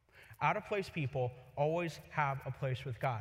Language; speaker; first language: English; native; English